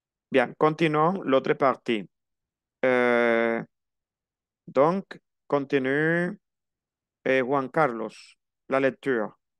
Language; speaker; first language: French; non-native, fluent; Spanish